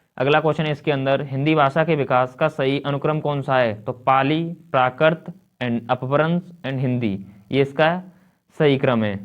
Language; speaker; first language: Hindi; native; Hindi